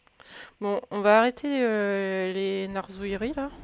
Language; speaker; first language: French; native; French